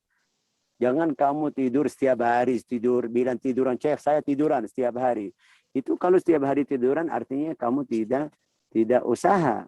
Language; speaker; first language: Indonesian; non-native, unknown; Arabic